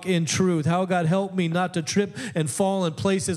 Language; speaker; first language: English; native; English